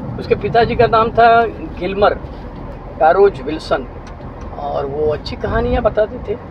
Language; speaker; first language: Hindi; non-native, local second language; Marathi